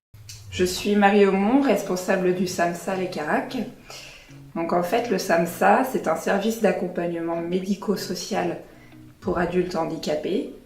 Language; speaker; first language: French; native; French